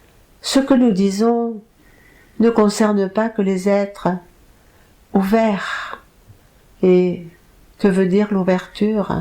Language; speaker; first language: French; native; French